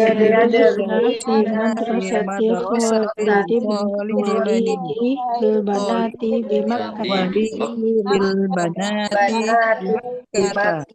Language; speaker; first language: Arabic; non-native, learner; Indonesian